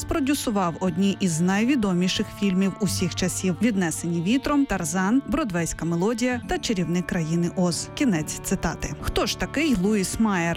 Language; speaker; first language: Ukrainian; native; Ukrainian